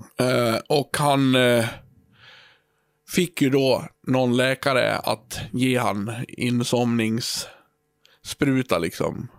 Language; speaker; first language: Swedish; native; Swedish